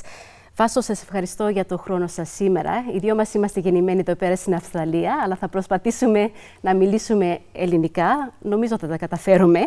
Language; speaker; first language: Greek; early bilingual, other home language; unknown